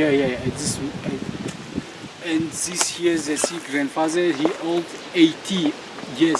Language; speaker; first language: English; non-native, learner; Tajik